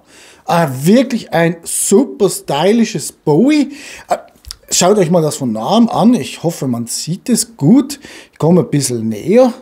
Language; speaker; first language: German; native; German